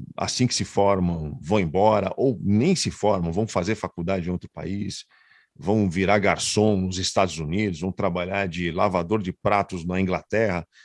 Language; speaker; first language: Portuguese; native; Portuguese